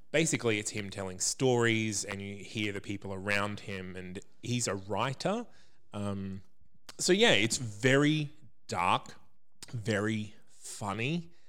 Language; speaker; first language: English; native; English